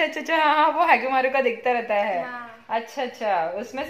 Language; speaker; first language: Hindi; native; Hindi